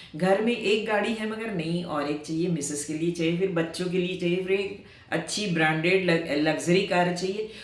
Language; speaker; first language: Hindi; non-native, local second language; Marathi